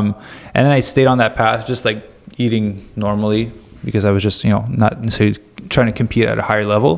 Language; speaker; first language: English; native; English